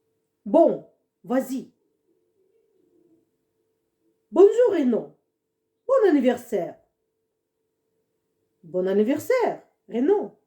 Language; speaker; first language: French; non-native, fluent; Russian